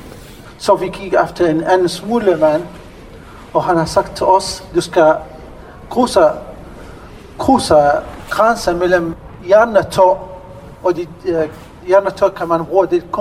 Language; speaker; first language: Danish; non-native, learner; Arabic